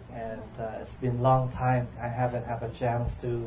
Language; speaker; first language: English; non-native, fluent; Vietnamese